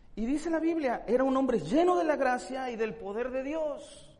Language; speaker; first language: Spanish; native; Spanish